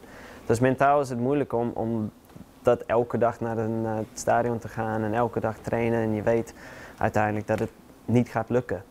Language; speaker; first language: Dutch; non-native, fluent; English